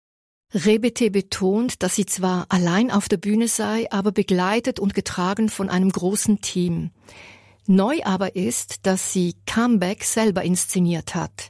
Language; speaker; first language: German; native; German